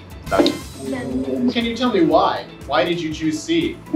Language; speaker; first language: English; native; English